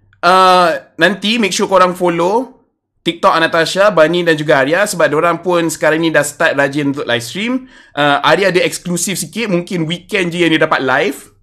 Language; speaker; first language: Malay; native; Malay